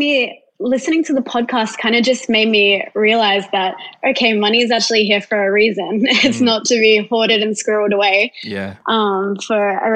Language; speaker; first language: English; native; English